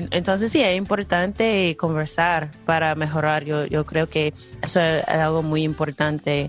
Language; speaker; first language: Spanish; non-native, fluent; English